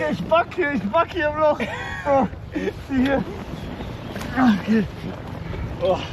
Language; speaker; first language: German; native; German